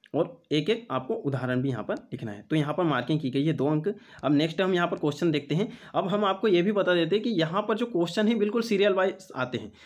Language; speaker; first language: Hindi; native; Hindi